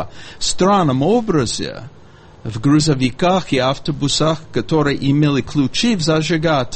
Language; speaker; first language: Russian; non-native, fluent; English